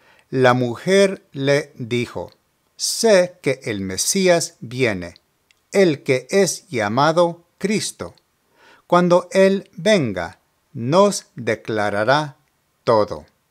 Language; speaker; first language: Spanish; early bilingual, heritage; Spanish